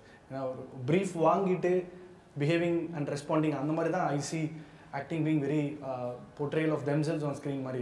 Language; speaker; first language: Tamil; native; Tamil